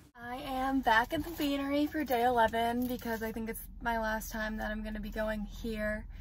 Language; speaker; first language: English; native; English